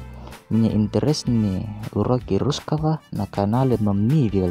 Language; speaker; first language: Russian; non-native, learner; Indonesian